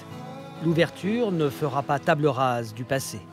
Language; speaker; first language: French; native; French